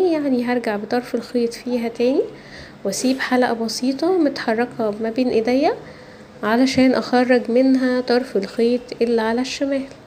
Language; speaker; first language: Arabic; native; Arabic